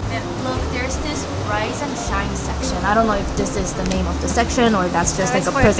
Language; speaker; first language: English; non-native, fluent; Japanese